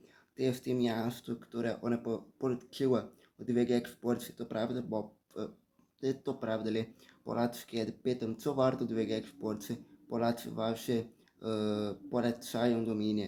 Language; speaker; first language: Polish; early bilingual, heritage; Portuguese